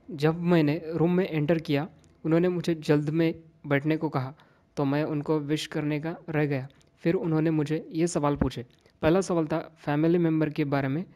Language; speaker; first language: Hindi; non-native, local second language; Marathi